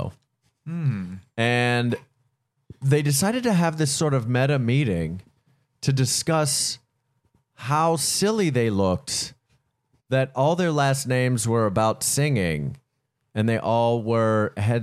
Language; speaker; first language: English; native; English